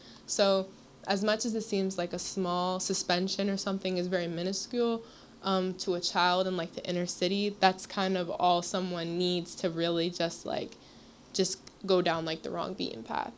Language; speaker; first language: English; native; English